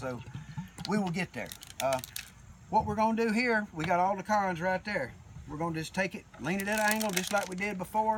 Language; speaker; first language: English; native; English